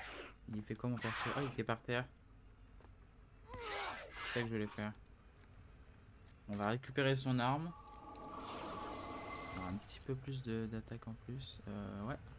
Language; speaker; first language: French; native; French